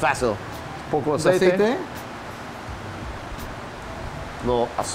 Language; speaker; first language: Spanish; non-native, learner; English